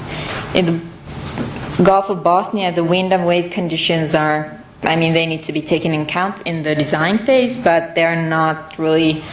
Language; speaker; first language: English; non-native, fluent; Finnish